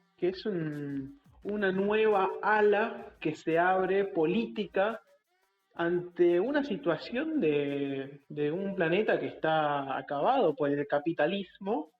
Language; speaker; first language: Spanish; native; Spanish